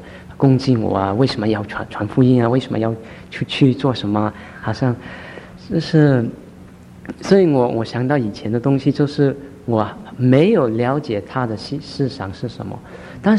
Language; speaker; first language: Chinese; early bilingual, heritage; Chinese